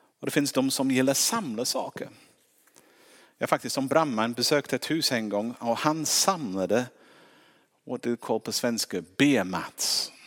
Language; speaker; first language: Swedish; non-native, fluent; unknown